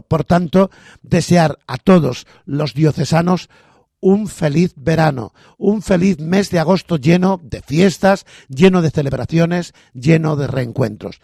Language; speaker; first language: Spanish; native; Spanish